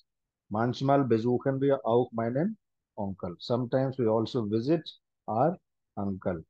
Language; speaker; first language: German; non-native, fluent; Hindi